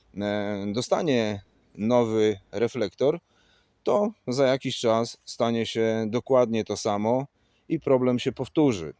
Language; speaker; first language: Polish; native; Polish